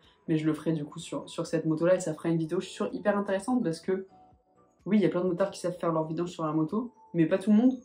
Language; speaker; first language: French; native; French